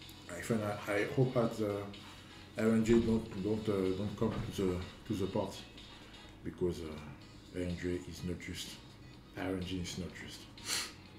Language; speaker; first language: English; non-native, learner; French